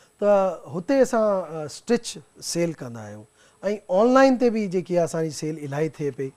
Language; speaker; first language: Sindhi; native; Sindhi